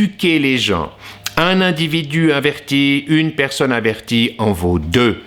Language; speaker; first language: French; native; French